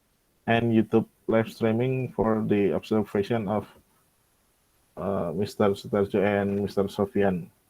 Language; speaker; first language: English; non-native, local second language; Indonesian